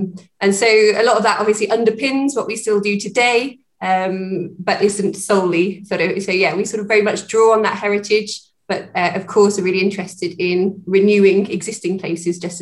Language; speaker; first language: English; native; English